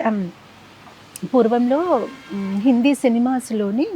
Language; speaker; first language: Telugu; non-native, fluent; Gujarati